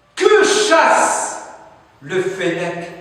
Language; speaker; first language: French; non-native, local second language; Arabic